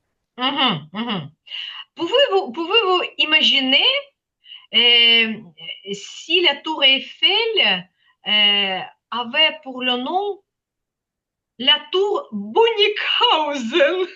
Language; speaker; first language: French; non-native, fluent; Ukrainian